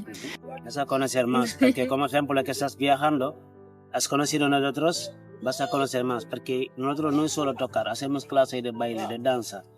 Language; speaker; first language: Spanish; non-native, fluent; Wolof